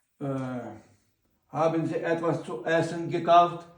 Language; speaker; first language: German; non-native, learner; Ukrainian